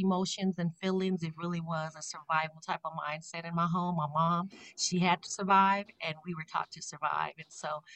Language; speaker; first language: English; native; English